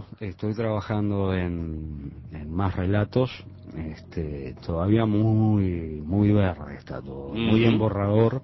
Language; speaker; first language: Spanish; native; Spanish